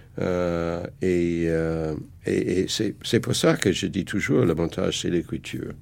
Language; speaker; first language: French; non-native, fluent; English